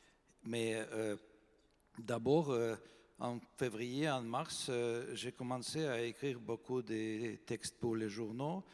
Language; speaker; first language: French; non-native, fluent; Russian